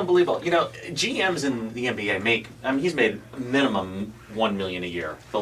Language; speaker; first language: English; native; English